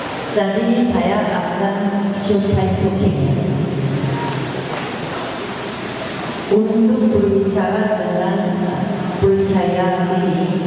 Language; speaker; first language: Indonesian; non-native, learner; Korean